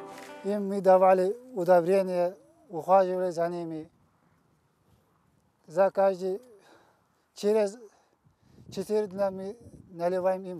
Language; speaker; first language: Russian; non-native, learner; Uzbek